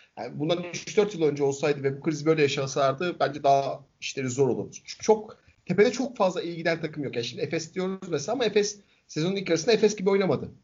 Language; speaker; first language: Turkish; native; Turkish